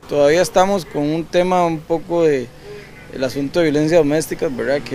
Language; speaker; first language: Spanish; native; Spanish